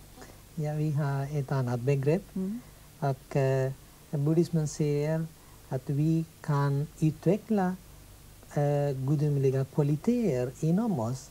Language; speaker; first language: Swedish; non-native, fluent; Sinhala